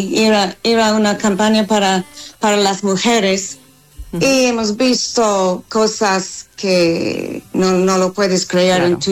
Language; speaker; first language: Spanish; non-native, fluent; English